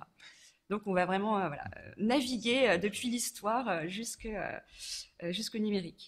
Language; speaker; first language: French; native; French